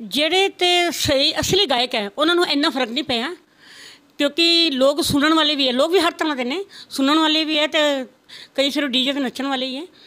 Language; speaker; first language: Punjabi; non-native, local second language; Rajasthani